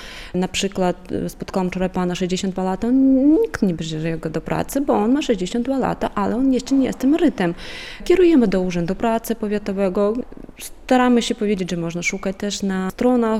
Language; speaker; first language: Polish; non-native, fluent; Ukrainian